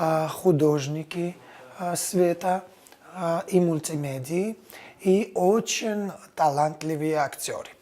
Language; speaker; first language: Russian; non-native, fluent; Georgian